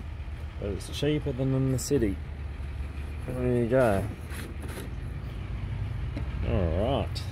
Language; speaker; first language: English; native; English